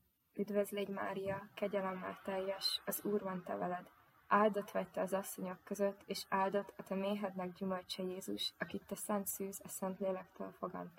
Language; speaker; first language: Hungarian; native; Hungarian